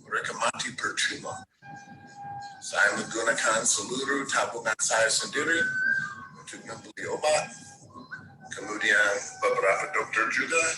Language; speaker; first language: Indonesian; non-native, fluent; English